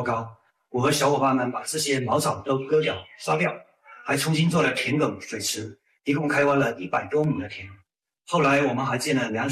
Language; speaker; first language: Chinese; native; Chinese